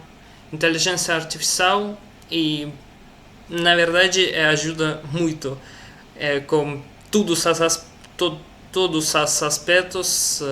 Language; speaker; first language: Portuguese; non-native, learner; Russian